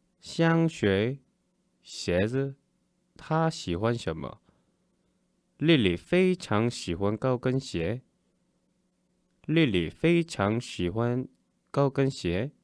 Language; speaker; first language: Chinese; non-native, fluent; Korean